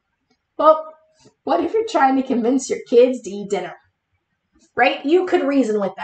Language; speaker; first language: English; native; English